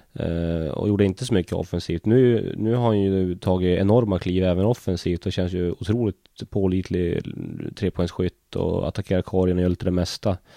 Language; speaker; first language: Swedish; native; Swedish